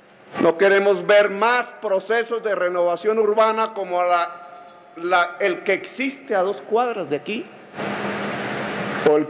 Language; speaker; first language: Spanish; native; Spanish